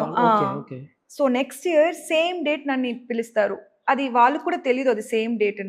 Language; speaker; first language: Telugu; non-native, local second language; Tamil